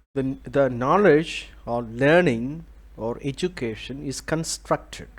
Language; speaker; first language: English; non-native, local second language; Malayalam